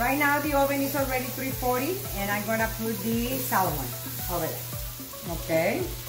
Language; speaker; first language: English; non-native, fluent; Spanish